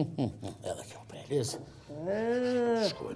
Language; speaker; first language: Albanian; native; Albanian